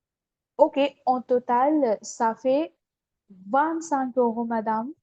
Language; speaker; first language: French; non-native, fluent; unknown